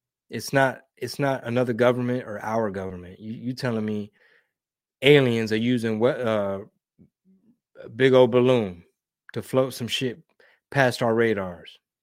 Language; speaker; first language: English; early bilingual, other home language; Spanish